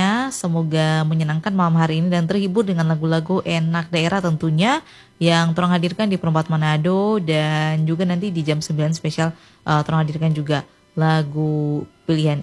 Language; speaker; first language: Indonesian; native; Indonesian